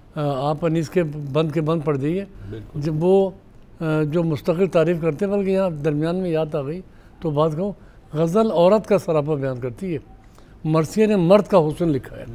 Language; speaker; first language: Urdu; native; Urdu